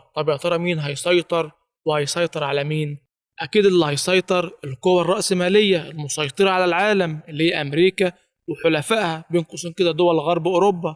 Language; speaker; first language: Arabic; native; Arabic